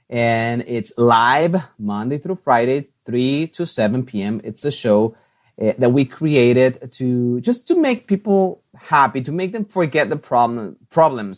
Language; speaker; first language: English; non-native, fluent; Spanish